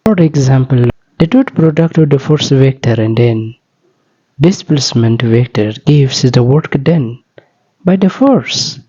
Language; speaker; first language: English; non-native, local second language; Amharic